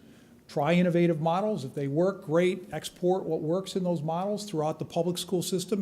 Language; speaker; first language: English; native; English